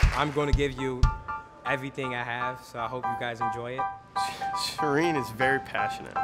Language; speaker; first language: English; non-native, fluent; Wolof